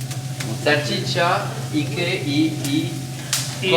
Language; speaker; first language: Spanish; non-native, learner; French